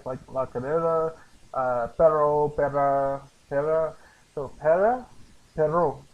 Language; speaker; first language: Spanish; non-native, learner; English